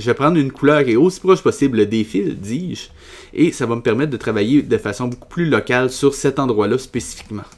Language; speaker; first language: French; native; French